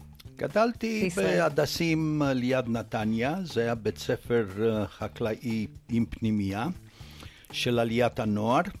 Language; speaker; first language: Hebrew; non-native, fluent; Romanian